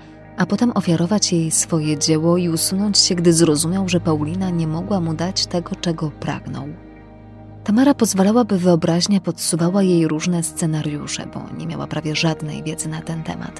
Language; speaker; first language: Polish; native; Polish